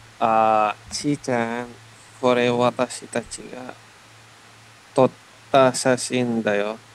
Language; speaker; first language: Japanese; non-native, learner; English